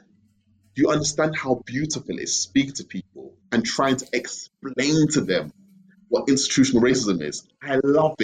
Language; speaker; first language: English; native; English